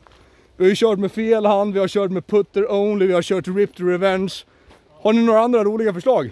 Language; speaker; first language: Swedish; native; Swedish